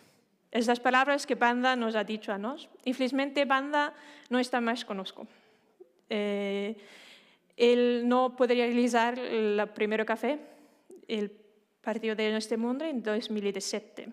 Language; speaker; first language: Spanish; non-native, fluent; Danish